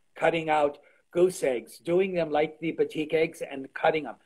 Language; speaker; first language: English; early bilingual, other home language; Polish